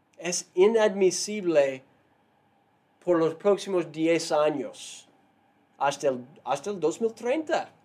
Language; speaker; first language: Spanish; non-native, fluent; English